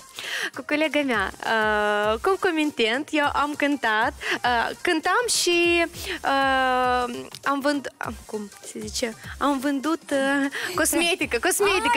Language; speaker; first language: Romanian; non-native, local second language; Russian